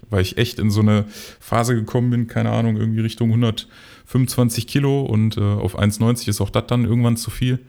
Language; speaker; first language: German; native; German